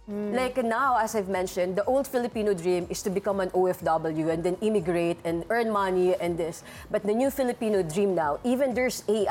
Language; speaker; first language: English; non-native, local second language; Filipino